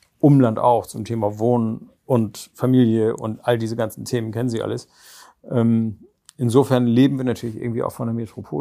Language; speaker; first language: German; native; German